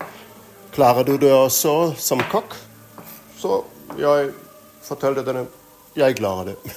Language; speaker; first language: Norwegian; non-native, learner; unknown